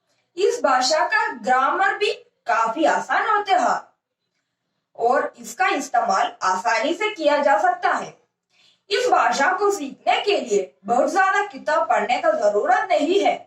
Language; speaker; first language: Hindi; non-native, local second language; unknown